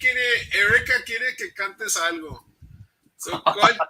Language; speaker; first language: Spanish; early bilingual, other home language; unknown